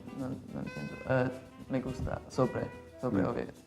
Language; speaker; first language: Spanish; non-native, learner; English